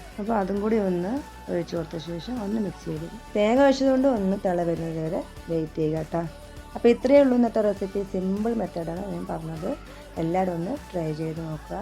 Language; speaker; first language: Malayalam; non-native, local second language; Tamil